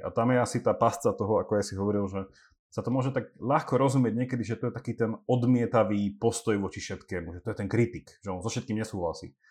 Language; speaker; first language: Slovak; early bilingual, heritage; English